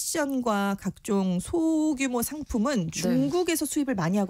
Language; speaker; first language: Korean; native; Korean